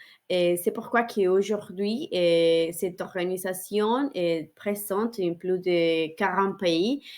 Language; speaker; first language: French; non-native, learner; Spanish